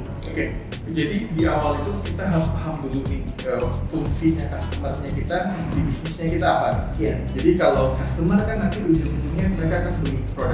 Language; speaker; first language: Indonesian; native; Indonesian